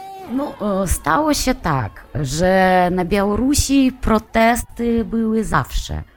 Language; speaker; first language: Polish; non-native, fluent; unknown